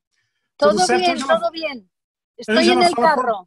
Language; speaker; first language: Portuguese; non-native, learner; Spanish